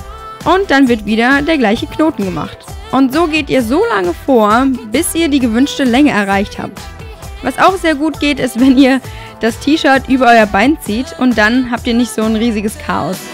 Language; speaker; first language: German; native; German